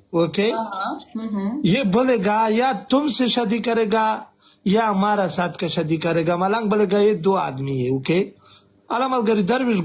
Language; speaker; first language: Hindi; non-native, learner; Pashto